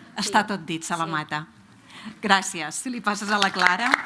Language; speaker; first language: Catalan; native; Catalan